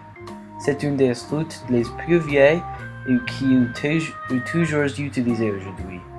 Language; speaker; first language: French; non-native, learner; English